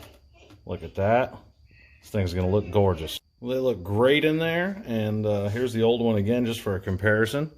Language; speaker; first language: English; native; English